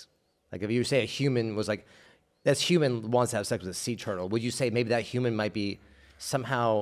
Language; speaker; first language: English; native; English